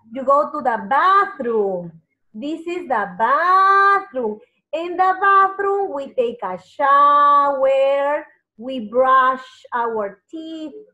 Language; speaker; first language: English; non-native, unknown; Spanish